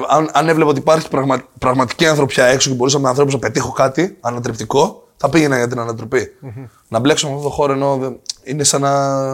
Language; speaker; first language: Greek; native; Greek